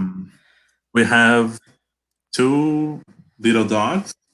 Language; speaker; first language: English; non-native, learner; Portuguese